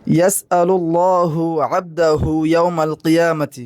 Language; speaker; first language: Arabic; non-native, learner; Bangla